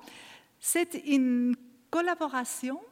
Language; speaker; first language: French; non-native, learner; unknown